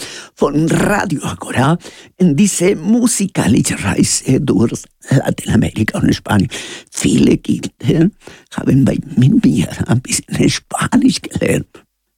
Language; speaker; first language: German; non-native, learner; Spanish